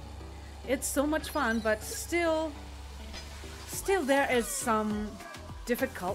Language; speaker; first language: English; non-native, fluent; Japanese